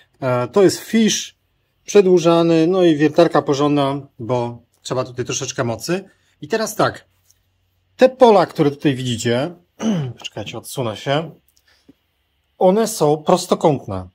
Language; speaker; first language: Polish; native; Polish